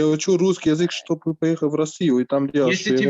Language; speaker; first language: Russian; non-native, learner; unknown